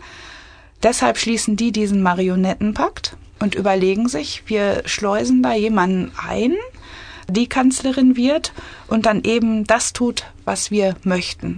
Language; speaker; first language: German; native; German